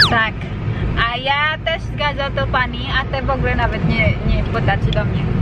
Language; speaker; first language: Polish; non-native, learner; Filipino